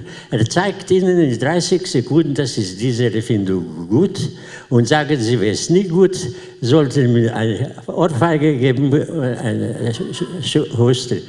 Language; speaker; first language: German; non-native, learner; Slovenian